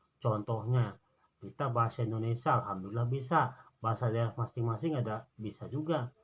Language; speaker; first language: Indonesian; non-native, local second language; Sundanese